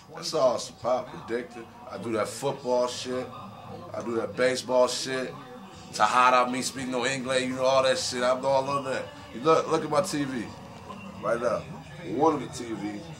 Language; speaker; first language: English; native; English